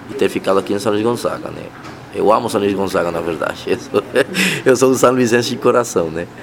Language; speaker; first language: Portuguese; non-native, fluent; Spanish